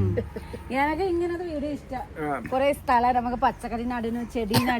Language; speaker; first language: Malayalam; non-native, learner; Nepali